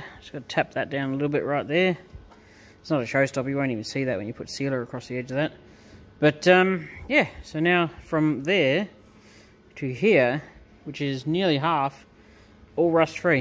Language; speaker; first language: English; native; English